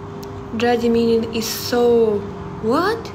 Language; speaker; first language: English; non-native, learner; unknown